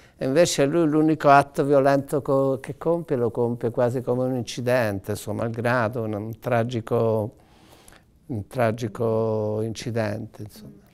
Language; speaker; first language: Italian; native; Italian